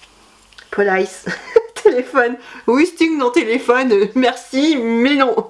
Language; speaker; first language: French; native; French